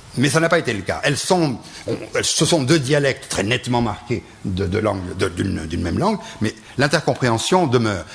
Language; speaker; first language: French; non-native, local second language; Ladino